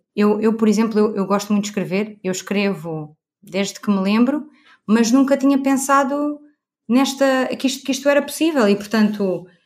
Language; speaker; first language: Portuguese; native; Portuguese